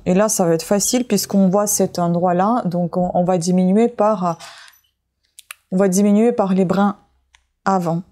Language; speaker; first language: French; native; French